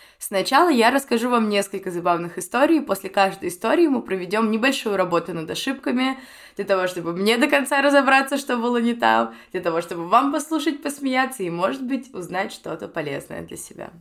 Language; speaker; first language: Russian; native; Russian